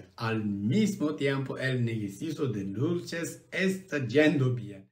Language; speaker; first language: Spanish; non-native, learner; Turkish